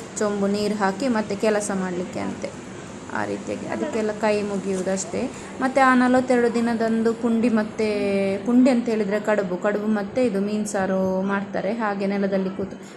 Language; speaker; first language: Kannada; non-native, local second language; Tulu